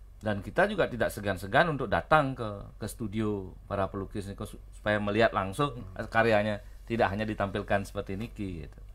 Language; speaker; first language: Indonesian; non-native, local second language; Balinese